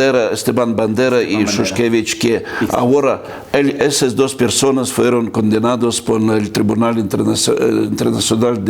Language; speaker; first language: Spanish; non-native, fluent; Russian